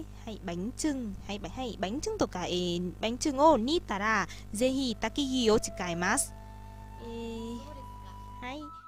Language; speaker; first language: Japanese; non-native, learner; Vietnamese